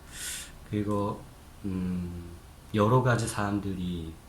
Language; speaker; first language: Korean; non-native, fluent; Japanese